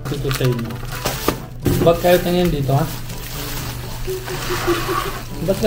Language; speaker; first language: Filipino; non-native, learner; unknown